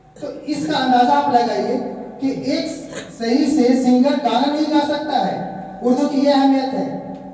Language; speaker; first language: Urdu; native; Urdu